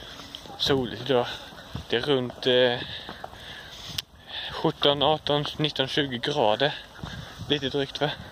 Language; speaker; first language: Swedish; native; Swedish